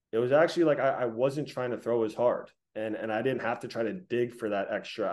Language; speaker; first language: English; native; English